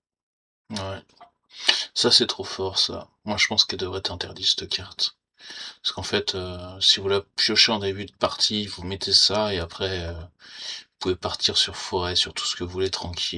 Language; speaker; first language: French; native; French